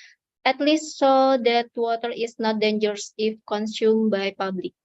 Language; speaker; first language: English; non-native, learner; Indonesian